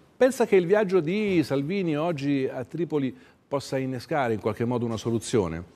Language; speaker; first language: Italian; native; Italian